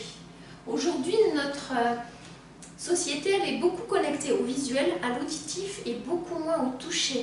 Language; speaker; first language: French; native; French